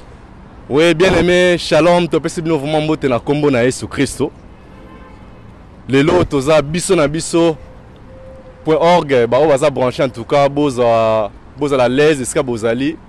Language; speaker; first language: French; non-native, local second language; Lingala